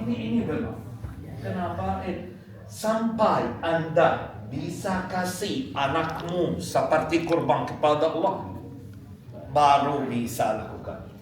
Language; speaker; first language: Indonesian; non-native, fluent; Arabic